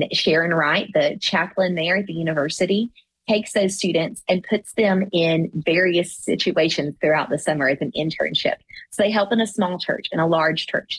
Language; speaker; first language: English; native; English